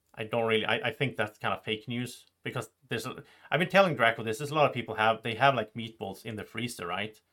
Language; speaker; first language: English; non-native, fluent; Swedish